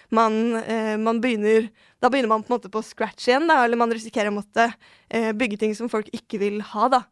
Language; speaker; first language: Norwegian; native; Norwegian